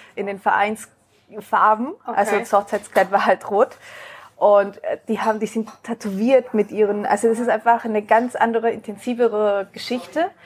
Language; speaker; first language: German; early bilingual, other home language; Spanish